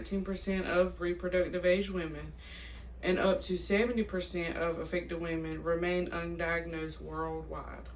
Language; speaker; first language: English; native; English